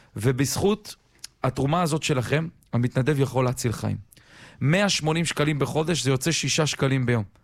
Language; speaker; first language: Hebrew; native; Hebrew